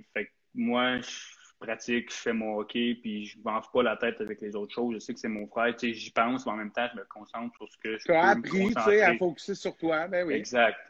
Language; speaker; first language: French; native; French